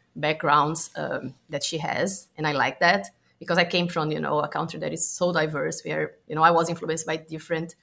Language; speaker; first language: English; non-native, fluent; Portuguese